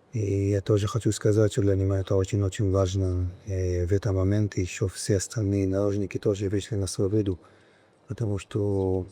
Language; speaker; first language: Russian; early bilingual, heritage; Russian